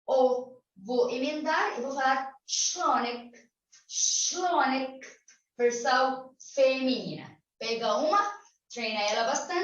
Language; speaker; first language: Portuguese; non-native, fluent; Arabic